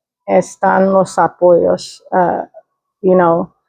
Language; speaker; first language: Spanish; early bilingual, heritage; Spanish